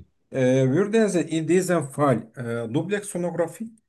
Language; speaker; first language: German; non-native, fluent; Turkish